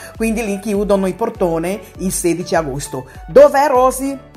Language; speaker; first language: Italian; non-native, fluent; Portuguese